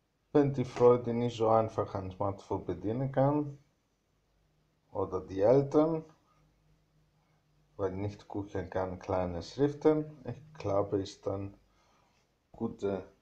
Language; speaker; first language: German; non-native, learner; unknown